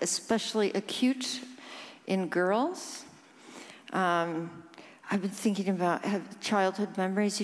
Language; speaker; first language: English; early bilingual, other home language; Norwegian